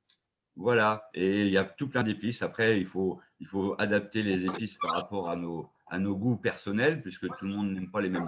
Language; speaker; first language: French; native; French